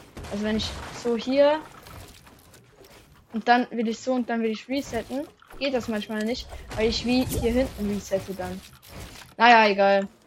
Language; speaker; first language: German; non-native, local second language; Swiss German